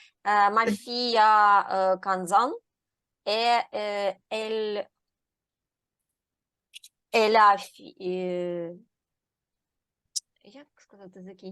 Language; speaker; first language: French; non-native, learner; Ukrainian